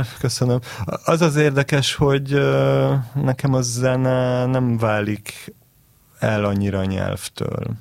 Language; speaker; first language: Hungarian; early bilingual, heritage; Hebrew